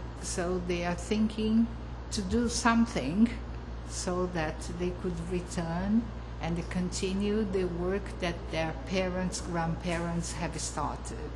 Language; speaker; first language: English; non-native, fluent; Portuguese